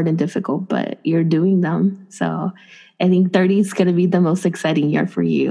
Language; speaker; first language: English; non-native, fluent; Spanish